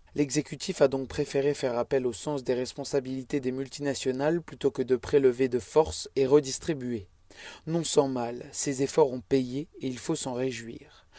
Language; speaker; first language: French; native; French